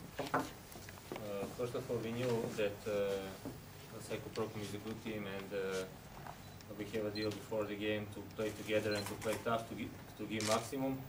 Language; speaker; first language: English; non-native, learner; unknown